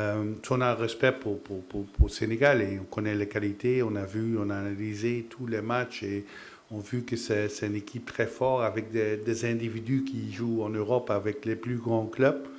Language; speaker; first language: French; non-native, fluent; Dutch